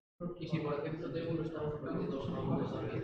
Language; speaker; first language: Spanish; native; Spanish